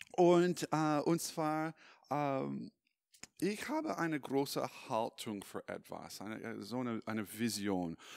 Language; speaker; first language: German; non-native, fluent; English